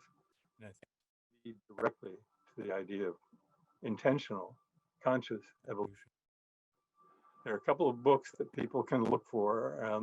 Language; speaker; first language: English; native; English